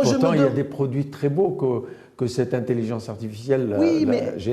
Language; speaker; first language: French; non-native, local second language; Arabic